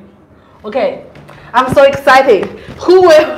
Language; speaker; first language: English; non-native, learner; Chinese